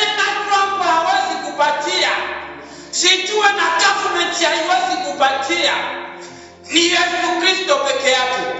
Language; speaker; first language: Swahili; native; Swahili